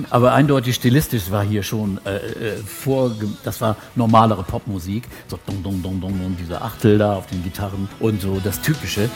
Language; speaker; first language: German; native; German